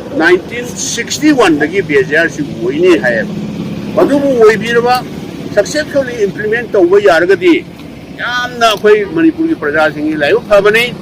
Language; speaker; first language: Manipuri; native; Manipuri